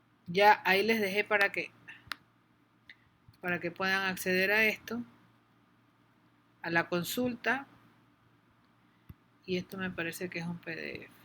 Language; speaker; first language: Spanish; native; Spanish